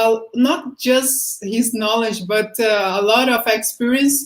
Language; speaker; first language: English; non-native, fluent; Portuguese